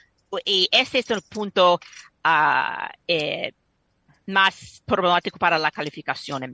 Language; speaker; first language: Spanish; non-native, fluent; English